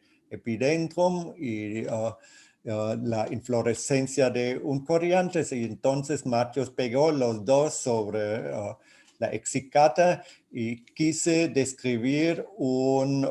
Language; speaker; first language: Spanish; non-native, fluent; German